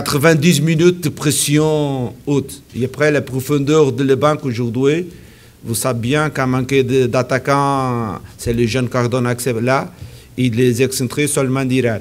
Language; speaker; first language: French; non-native, learner; Portuguese